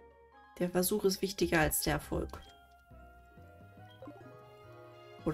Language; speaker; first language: German; native; German